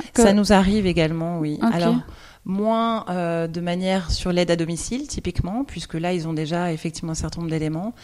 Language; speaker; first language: French; native; French